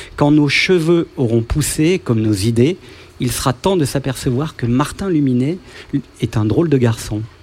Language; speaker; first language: French; native; French